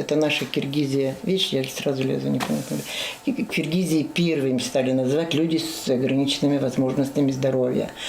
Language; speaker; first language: Russian; native; Russian